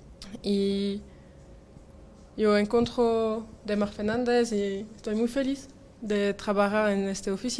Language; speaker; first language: Spanish; non-native, learner; French